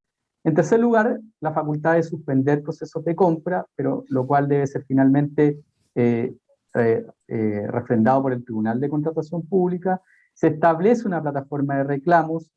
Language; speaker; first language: Spanish; native; Spanish